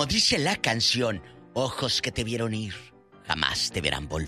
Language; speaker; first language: Spanish; native; Spanish